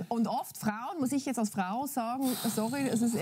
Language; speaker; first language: German; native; German